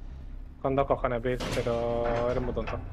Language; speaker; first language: Spanish; native; Spanish